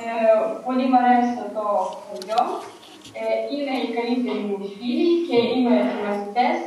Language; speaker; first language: Greek; non-native, learner; Russian